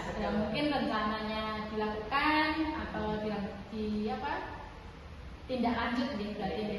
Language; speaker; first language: Indonesian; non-native, local second language; Javanese